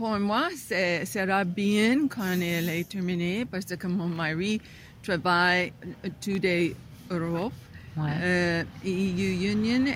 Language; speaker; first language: French; non-native, learner; English